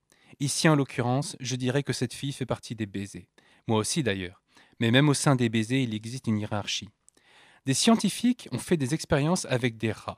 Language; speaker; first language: French; native; French